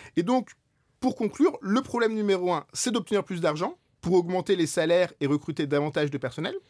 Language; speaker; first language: French; native; French